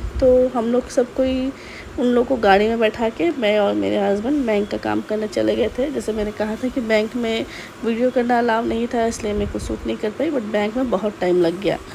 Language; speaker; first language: Hindi; non-native, local second language; Bangla